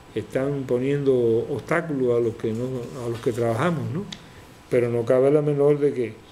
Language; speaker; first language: Spanish; native; Spanish